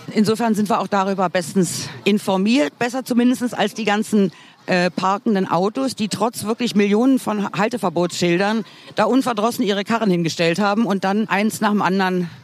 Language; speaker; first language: German; native; German